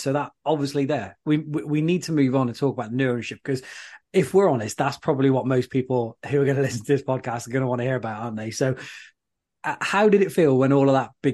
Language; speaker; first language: English; native; English